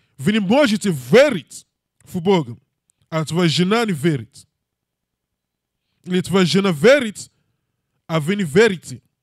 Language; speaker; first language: Russian; non-native, learner; English